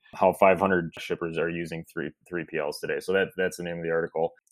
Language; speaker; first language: English; native; English